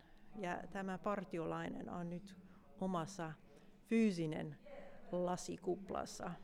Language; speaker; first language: Finnish; non-native, fluent; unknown